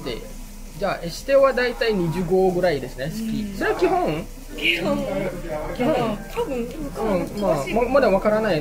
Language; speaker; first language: Japanese; non-native, fluent; Indonesian